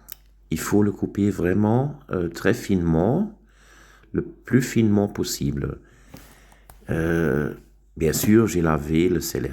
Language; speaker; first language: French; non-native, local second language; German